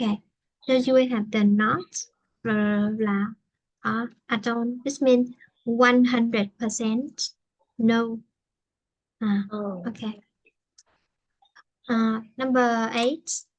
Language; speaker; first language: English; non-native, fluent; Vietnamese